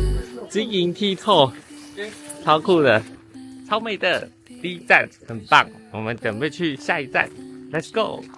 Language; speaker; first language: Chinese; native; Chinese